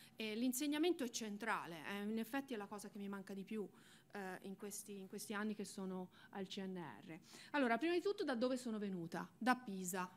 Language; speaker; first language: Italian; native; Italian